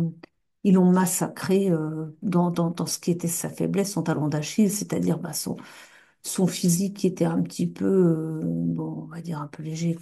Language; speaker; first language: French; native; French